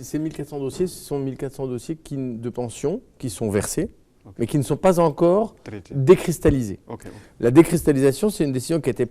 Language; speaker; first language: French; native; French